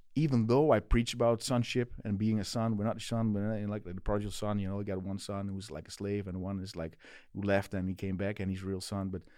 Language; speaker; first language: English; non-native, fluent; Dutch